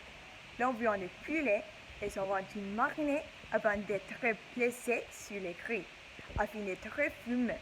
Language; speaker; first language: French; non-native, learner; English